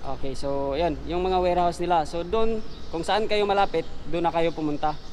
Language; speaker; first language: Filipino; non-native, local second language; Cebuano